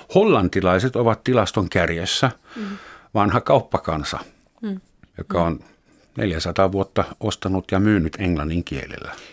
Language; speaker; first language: Finnish; native; Finnish